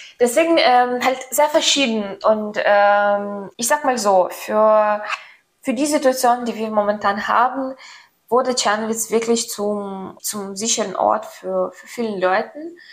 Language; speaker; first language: German; non-native, fluent; Ukrainian